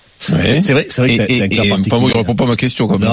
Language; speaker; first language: French; native; French